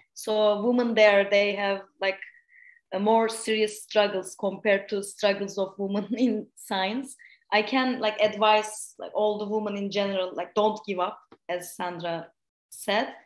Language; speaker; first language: English; non-native, fluent; Turkish